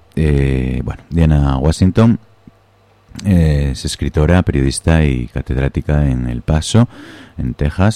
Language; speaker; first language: Spanish; native; Spanish